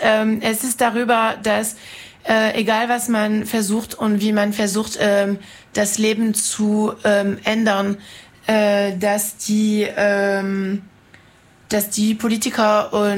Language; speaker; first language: German; non-native, fluent; French